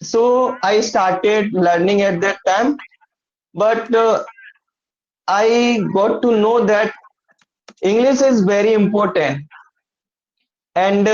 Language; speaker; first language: English; non-native, learner; Hindi